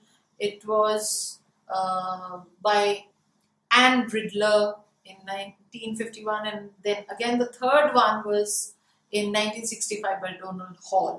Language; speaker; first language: English; non-native, local second language; Hindi